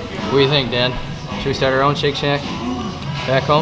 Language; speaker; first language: English; early bilingual, other home language; Korean